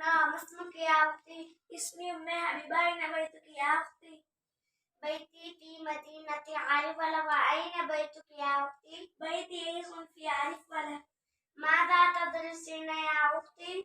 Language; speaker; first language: Arabic; non-native, learner; Urdu